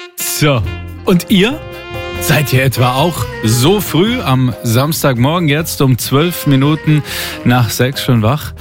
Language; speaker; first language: German; native; German